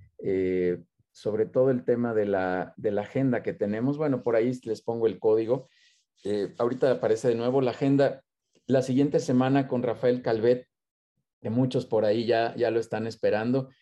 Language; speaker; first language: Spanish; native; Spanish